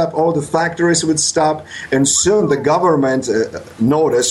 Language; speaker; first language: English; non-native, fluent; Polish